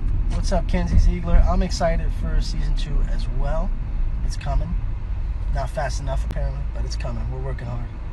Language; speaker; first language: English; early bilingual, other home language; Spanish